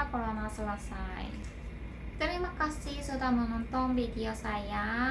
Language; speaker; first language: Indonesian; non-native, learner; Korean